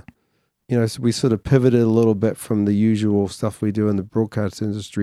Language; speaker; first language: English; native; English